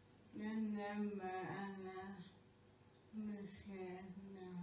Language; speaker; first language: Swedish; non-native, fluent; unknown